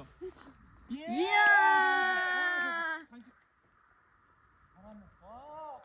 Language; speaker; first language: Korean; native; Korean